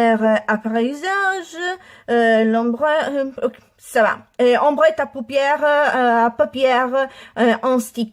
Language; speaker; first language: French; non-native, learner; Italian